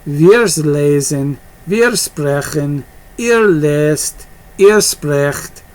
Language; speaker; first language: German; non-native, learner; English